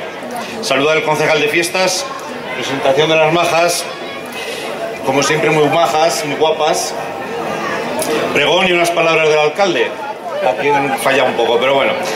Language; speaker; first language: Spanish; native; Spanish